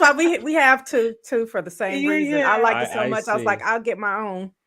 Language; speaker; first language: English; native; English